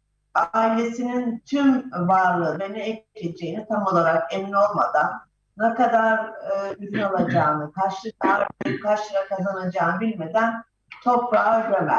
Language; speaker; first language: Turkish; native; Turkish